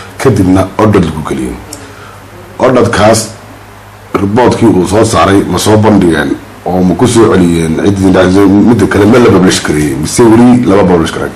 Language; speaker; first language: Somali; native; Somali